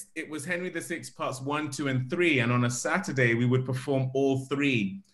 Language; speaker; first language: English; native; English